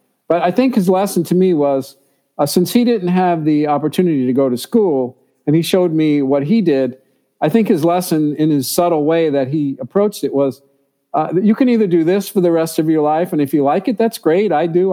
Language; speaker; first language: English; native; English